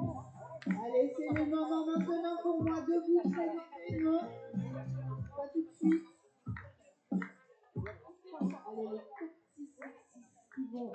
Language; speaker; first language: French; native; French